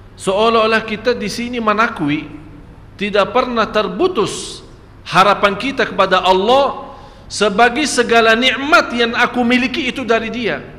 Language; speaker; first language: Malay; non-native, fluent; Arabic